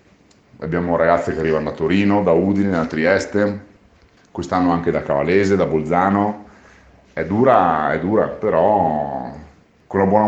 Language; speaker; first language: Italian; native; Italian